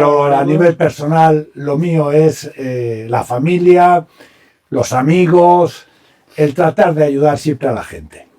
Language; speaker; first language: Spanish; native; Spanish